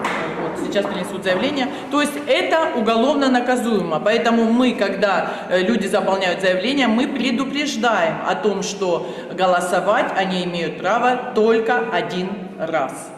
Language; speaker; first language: Russian; native; Russian